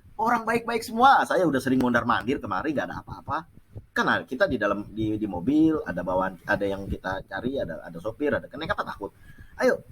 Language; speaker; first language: Indonesian; non-native, local second language; Achinese